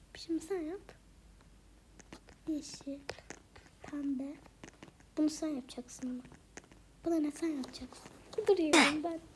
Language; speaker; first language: Turkish; native; Turkish